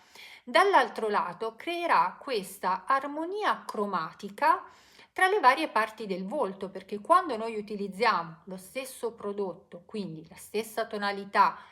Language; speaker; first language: Italian; native; Italian